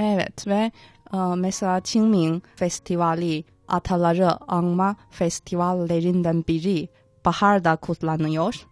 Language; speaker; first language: Turkish; non-native, fluent; Chinese